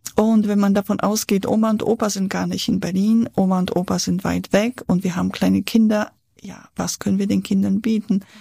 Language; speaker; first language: German; non-native, fluent; Polish